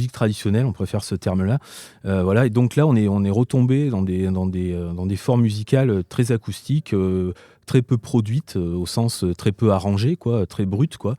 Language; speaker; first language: French; native; French